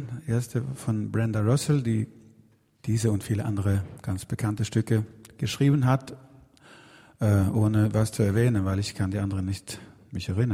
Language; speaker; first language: German; non-native, learner; Swedish